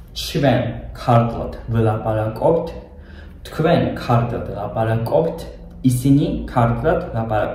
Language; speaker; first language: Georgian; non-native, fluent; Japanese